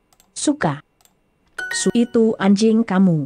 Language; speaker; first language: Indonesian; non-native, learner; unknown